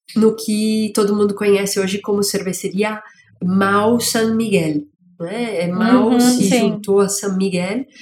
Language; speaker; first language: Portuguese; native; Portuguese